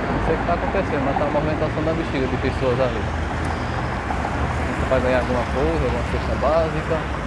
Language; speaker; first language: Portuguese; native; Portuguese